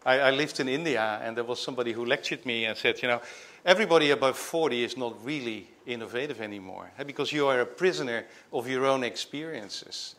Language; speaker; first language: English; non-native, fluent; Dutch